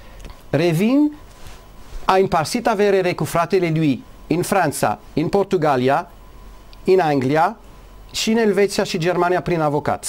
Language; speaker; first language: Romanian; non-native, learner; English